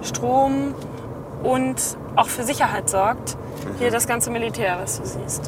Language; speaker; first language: German; native; German